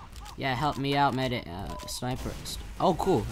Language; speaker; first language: English; native; English